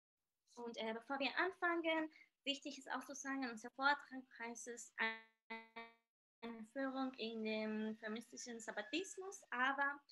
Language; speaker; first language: German; non-native, fluent; Spanish